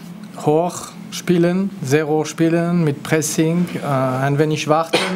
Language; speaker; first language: German; non-native, local second language; French